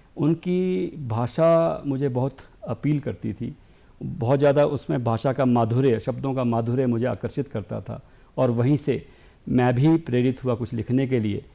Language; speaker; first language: Hindi; native; Hindi